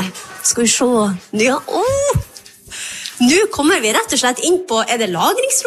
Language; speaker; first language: Norwegian; native; Norwegian